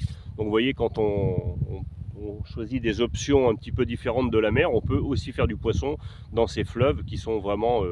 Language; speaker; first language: French; native; French